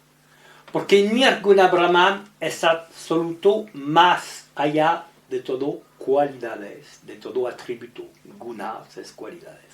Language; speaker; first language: Spanish; non-native, learner; French